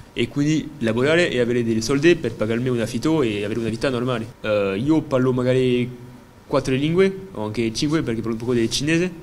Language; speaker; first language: Italian; non-native, fluent; French